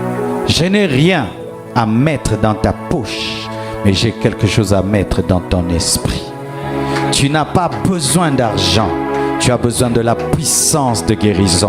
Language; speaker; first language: French; non-native, local second language; Lingala